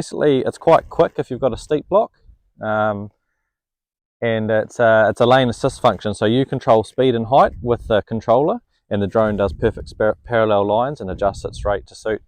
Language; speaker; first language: English; native; English